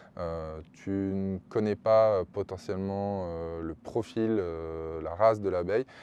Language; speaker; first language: French; native; French